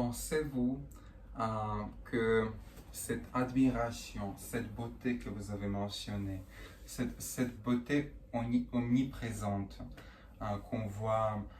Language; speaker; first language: French; non-native, learner; Russian